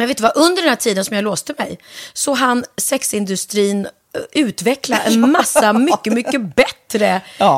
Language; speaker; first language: Swedish; native; Swedish